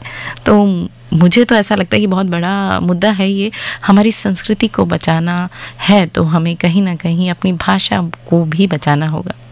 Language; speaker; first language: Hindi; native; Hindi